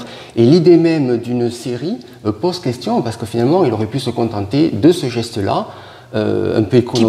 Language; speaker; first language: French; native; French